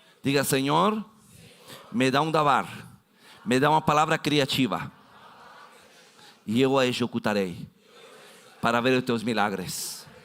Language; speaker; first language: Portuguese; non-native, fluent; Spanish